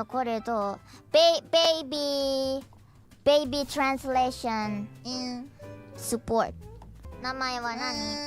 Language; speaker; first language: Japanese; non-native, learner; Indonesian